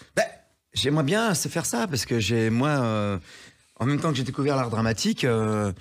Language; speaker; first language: French; native; French